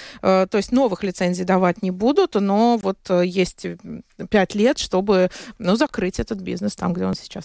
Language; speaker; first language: Russian; native; Russian